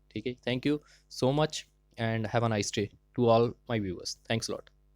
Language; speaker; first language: English; non-native, local second language; Punjabi